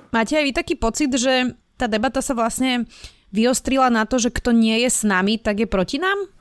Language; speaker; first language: Slovak; native; Slovak